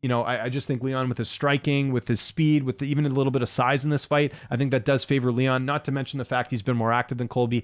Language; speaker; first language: English; native; English